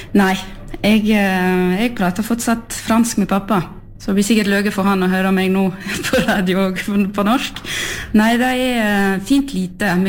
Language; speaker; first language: Norwegian; early bilingual, heritage; French